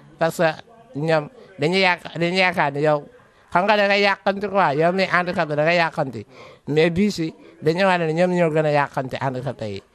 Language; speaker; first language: Wolof; native; Wolof